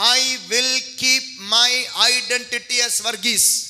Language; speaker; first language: English; non-native, local second language; Tamil